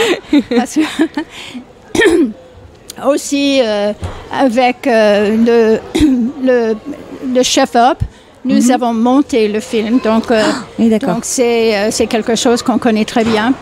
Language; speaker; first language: French; non-native, fluent; English